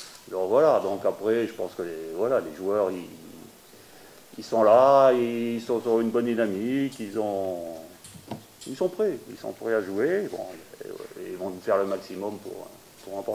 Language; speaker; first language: French; native; French